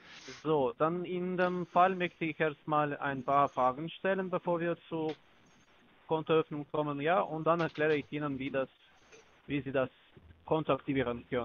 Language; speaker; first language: German; non-native, learner; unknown